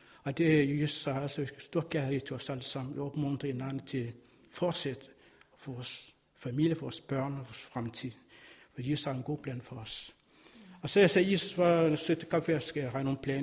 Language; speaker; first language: Danish; non-native, fluent; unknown